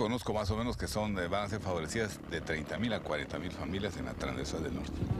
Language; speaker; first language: Spanish; native; Spanish